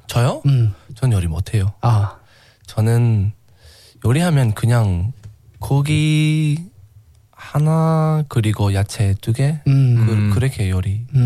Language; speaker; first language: Korean; non-native, learner; English